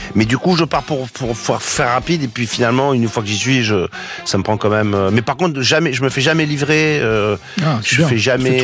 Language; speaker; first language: French; native; French